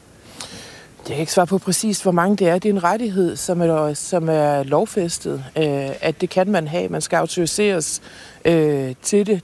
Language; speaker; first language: Danish; native; Danish